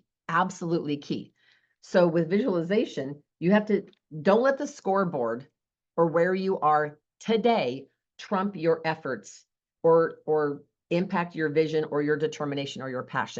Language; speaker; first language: English; native; English